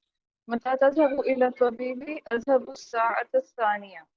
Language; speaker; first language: Arabic; non-native, learner; Urdu